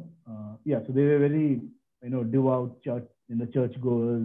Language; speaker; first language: English; non-native, local second language; Malayalam